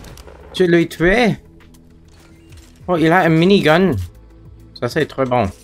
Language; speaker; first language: French; non-native, local second language; English